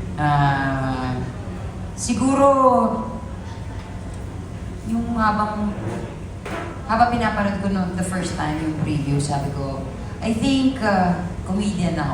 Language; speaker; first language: Filipino; native; Filipino